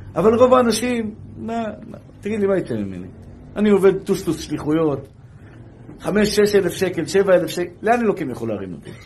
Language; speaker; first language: Hebrew; native; Hebrew